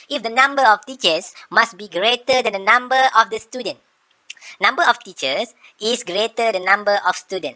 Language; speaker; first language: English; non-native, local second language; Malay